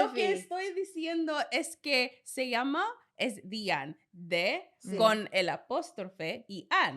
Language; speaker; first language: Spanish; non-native, learner; English